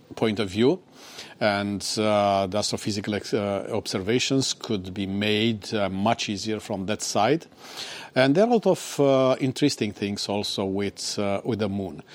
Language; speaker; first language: English; non-native, fluent; Romanian